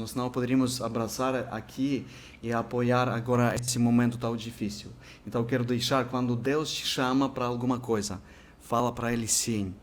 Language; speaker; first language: Portuguese; non-native, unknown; Ukrainian